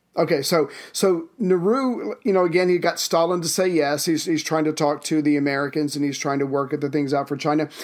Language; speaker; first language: English; native; English